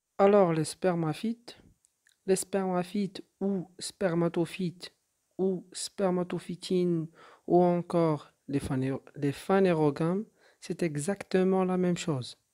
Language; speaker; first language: French; non-native, local second language; Arabic